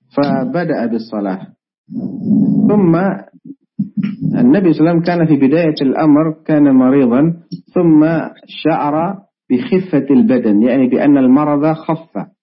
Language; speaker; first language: Arabic; non-native, fluent; Indonesian